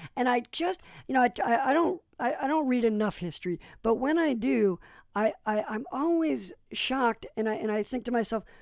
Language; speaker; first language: English; early bilingual, other home language; Polish